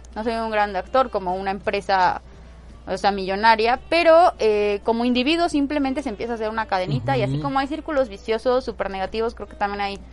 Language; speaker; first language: Spanish; native; Spanish